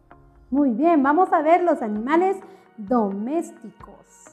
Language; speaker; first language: Spanish; non-native, local second language; Kʼicheʼ